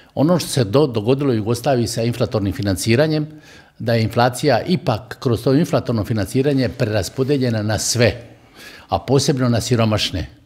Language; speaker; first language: Croatian; native; Croatian